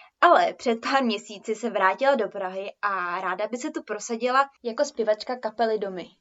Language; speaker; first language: Czech; native; Czech